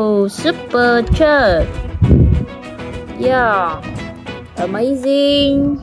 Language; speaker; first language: English; non-native, learner; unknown